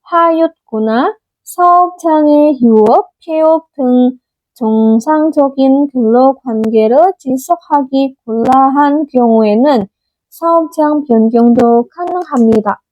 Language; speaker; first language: Korean; non-native, fluent; Indonesian